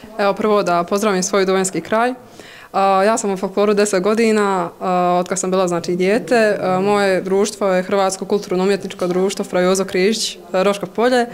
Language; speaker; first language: Bosnian; native; Bosnian